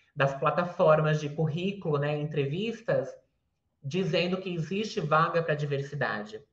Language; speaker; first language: Portuguese; native; Portuguese